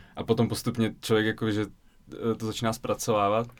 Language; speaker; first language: Czech; native; Czech